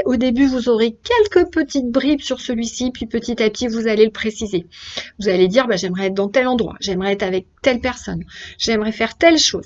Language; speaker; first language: French; native; French